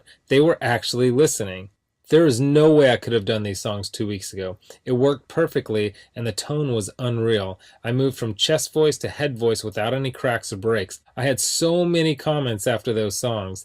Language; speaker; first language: English; native; English